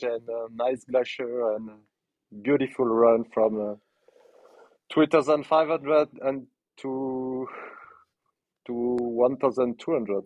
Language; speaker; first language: English; non-native, learner; French